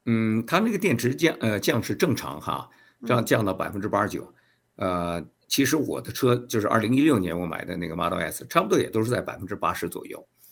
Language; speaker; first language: Chinese; native; Chinese